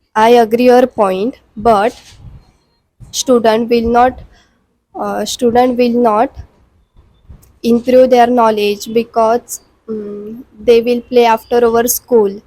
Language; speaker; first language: English; non-native, learner; Marathi